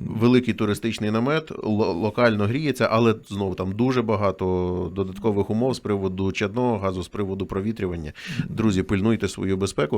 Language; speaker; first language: Ukrainian; native; Ukrainian